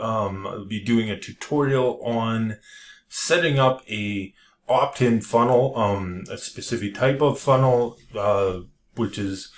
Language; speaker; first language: English; native; English